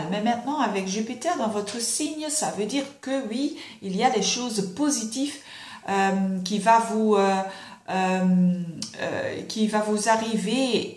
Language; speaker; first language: French; non-native, fluent; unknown